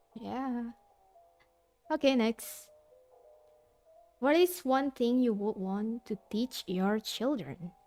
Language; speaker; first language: English; non-native, fluent; Indonesian